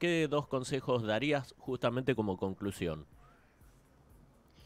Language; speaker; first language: Spanish; native; Spanish